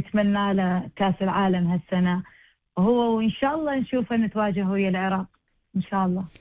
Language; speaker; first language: Arabic; early bilingual, heritage; Arabic